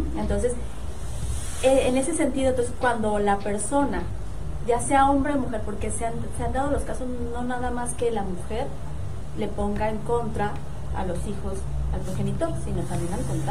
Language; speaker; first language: Spanish; native; Spanish